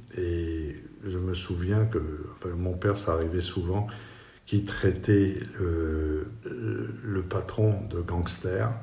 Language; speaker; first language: French; non-native, fluent; Spanish